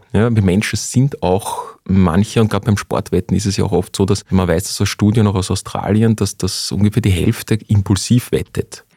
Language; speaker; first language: German; native; German